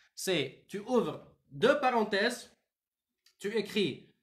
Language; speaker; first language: French; non-native, local second language; Arabic